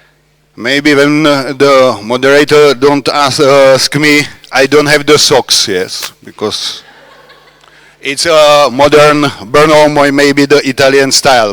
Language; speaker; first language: English; non-native, learner; Czech